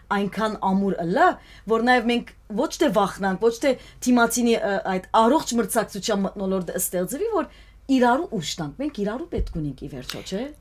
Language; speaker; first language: Armenian; native; Armenian